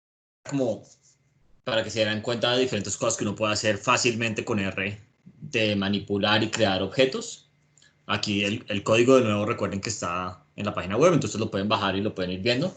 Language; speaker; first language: Spanish; native; Spanish